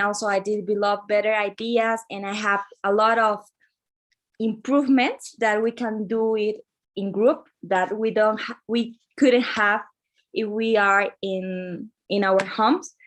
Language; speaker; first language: English; non-native, learner; Spanish